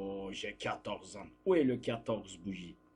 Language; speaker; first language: French; non-native, fluent; Turkish